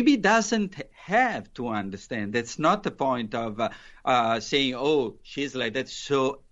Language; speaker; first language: English; non-native, fluent; Italian